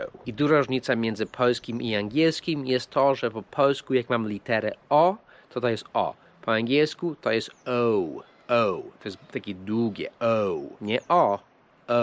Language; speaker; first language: Polish; non-native, fluent; English